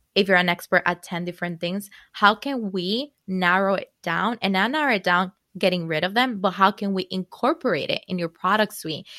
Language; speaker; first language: English; non-native, fluent; Spanish